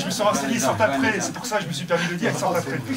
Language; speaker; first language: French; native; French